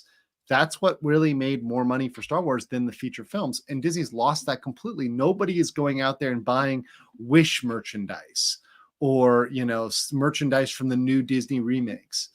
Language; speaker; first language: English; native; English